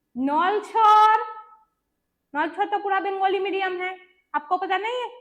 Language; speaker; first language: Hindi; non-native, local second language; Bangla